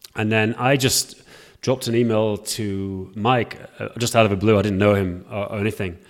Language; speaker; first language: English; native; English